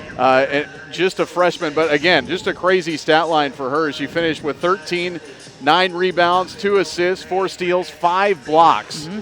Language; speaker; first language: English; native; English